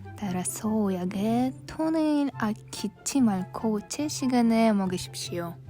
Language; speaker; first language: Korean; non-native, learner; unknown